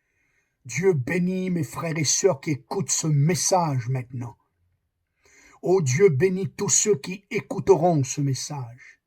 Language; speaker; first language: French; native; French